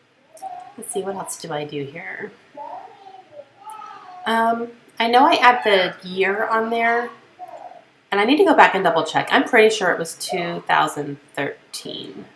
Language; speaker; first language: English; native; English